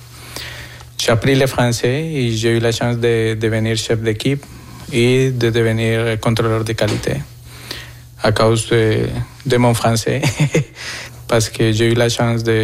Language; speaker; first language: French; non-native, fluent; Spanish